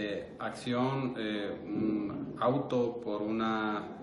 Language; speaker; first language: Spanish; native; Spanish